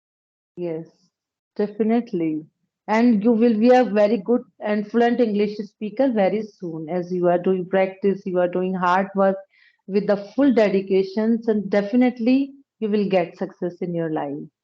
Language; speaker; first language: English; non-native, local second language; Punjabi